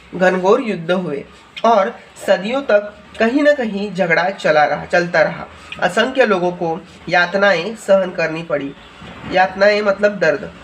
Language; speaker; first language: Hindi; non-native, local second language; Marathi